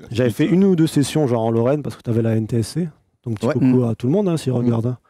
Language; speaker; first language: French; native; French